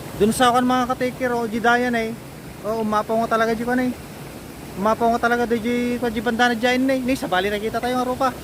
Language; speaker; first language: Filipino; non-native, local second language; Iloko